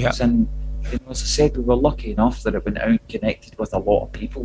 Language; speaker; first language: English; native; English